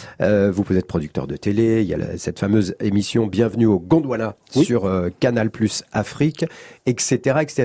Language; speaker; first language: French; native; French